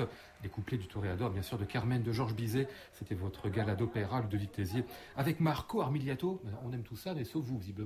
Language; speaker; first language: French; native; French